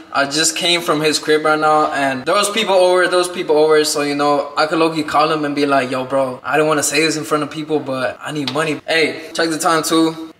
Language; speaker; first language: English; early bilingual, other home language; Spanish